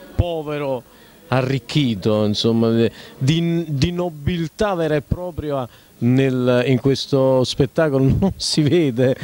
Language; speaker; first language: Italian; native; Italian